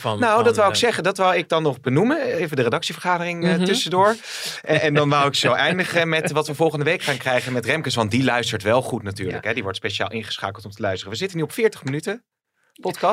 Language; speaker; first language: Dutch; native; Dutch